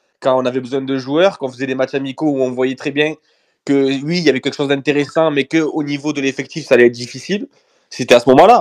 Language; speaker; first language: French; native; French